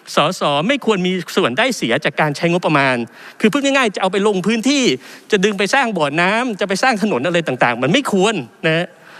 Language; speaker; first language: Thai; native; Thai